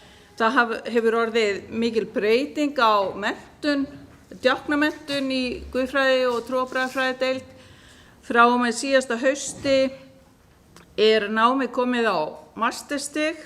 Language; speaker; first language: Icelandic; native; Icelandic